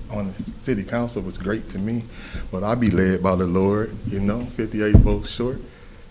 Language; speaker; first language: English; native; English